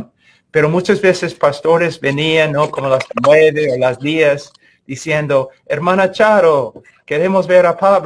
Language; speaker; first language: Spanish; non-native, fluent; English